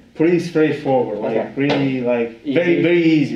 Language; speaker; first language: English; non-native, fluent; Italian